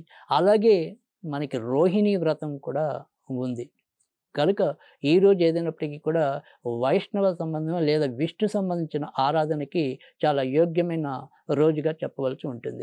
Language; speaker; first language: Telugu; native; Telugu